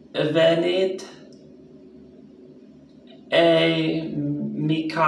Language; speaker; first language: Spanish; non-native, learner; English